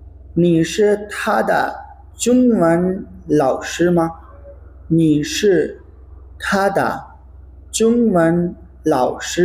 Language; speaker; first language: Chinese; non-native, fluent; Urdu